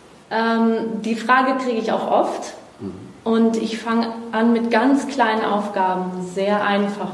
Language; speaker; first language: German; non-native, fluent; Portuguese